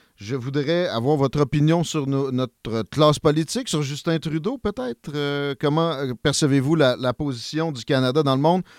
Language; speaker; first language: French; native; French